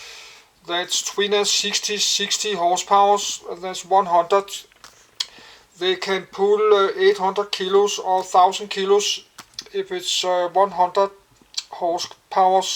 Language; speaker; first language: English; non-native, learner; Danish